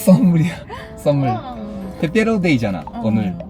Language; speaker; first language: Korean; non-native, learner; Japanese